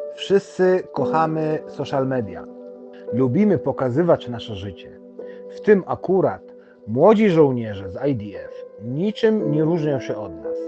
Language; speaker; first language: Polish; non-native, fluent; Arabic